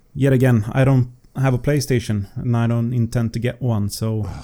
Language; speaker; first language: English; non-native, fluent; Swedish